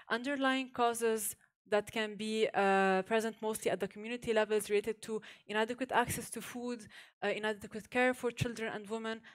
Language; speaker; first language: English; non-native, fluent; Arabic